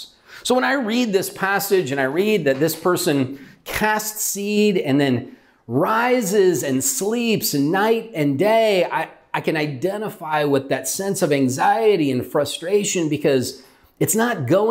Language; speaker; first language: English; native; English